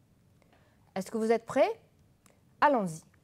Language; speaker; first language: French; non-native, fluent; Arabic